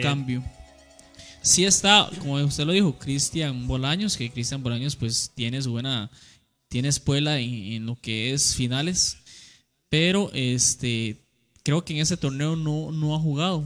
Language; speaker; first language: Spanish; native; Spanish